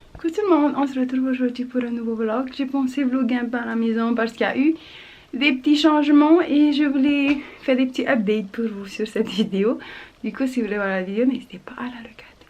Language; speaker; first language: French; native; French